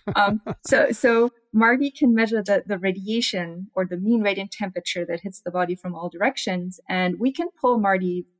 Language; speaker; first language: English; non-native, fluent; German